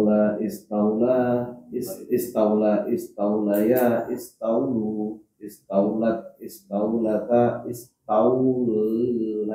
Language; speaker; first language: Arabic; non-native, learner; Indonesian